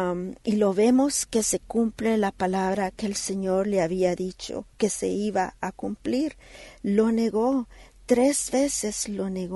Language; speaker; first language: Spanish; native; Spanish